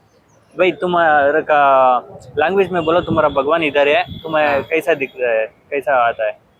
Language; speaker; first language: Hindi; non-native, local second language; Kannada